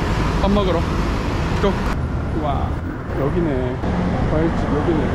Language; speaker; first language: Korean; native; Korean